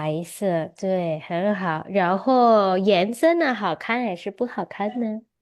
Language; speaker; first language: Chinese; non-native, fluent; Indonesian